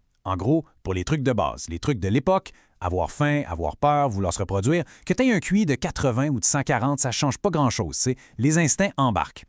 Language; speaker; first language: French; native; French